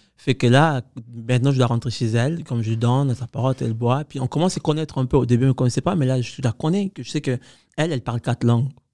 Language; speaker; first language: French; non-native, fluent; Spanish